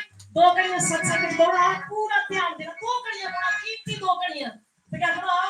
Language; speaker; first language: Hindi; non-native, local second language; Punjabi